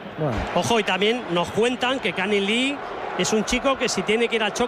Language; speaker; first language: Spanish; native; Spanish